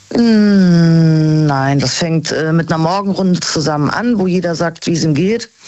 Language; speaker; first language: German; native; German